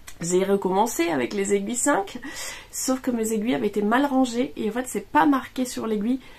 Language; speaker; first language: French; non-native, fluent; Italian